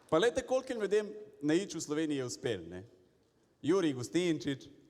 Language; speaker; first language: Slovenian; non-native, local second language; Bosnian